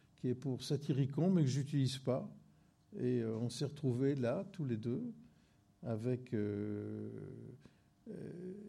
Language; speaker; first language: French; native; French